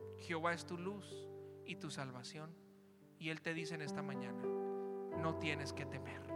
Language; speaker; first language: Spanish; early bilingual, heritage; Spanish